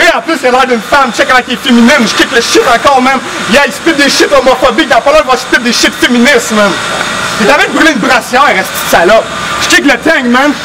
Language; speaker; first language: French; native; French